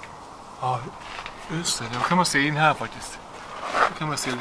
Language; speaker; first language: Swedish; native; Swedish